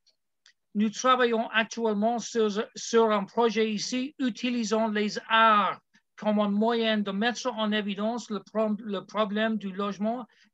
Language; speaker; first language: French; non-native, learner; English